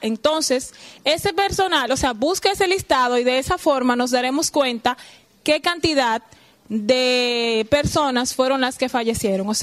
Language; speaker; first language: Spanish; native; Spanish